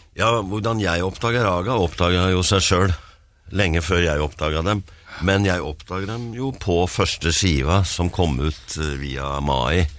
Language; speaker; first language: Norwegian; native; Norwegian